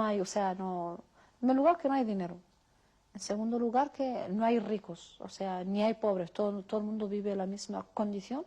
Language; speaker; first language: Spanish; non-native, local second language; Arabic